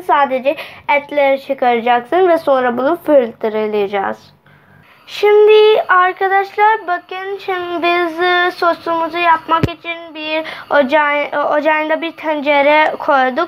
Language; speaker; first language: Turkish; non-native, fluent; Urdu